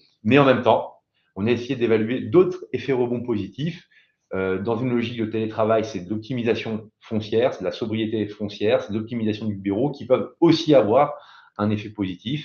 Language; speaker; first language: French; native; French